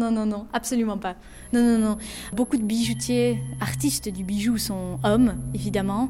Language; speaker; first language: French; native; French